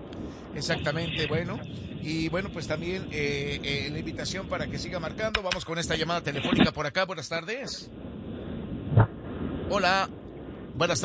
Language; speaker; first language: Spanish; native; Spanish